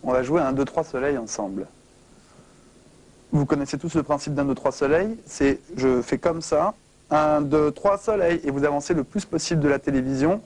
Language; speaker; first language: French; native; French